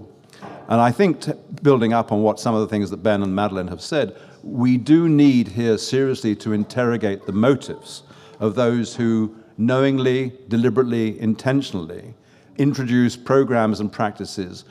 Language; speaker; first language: English; non-native, fluent; French